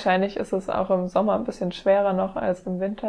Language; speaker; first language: German; native; German